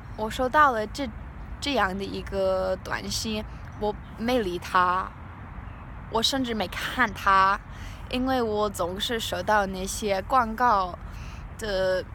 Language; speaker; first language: Chinese; non-native, learner; English